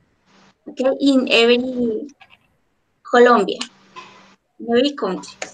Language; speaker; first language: English; non-native, learner; Spanish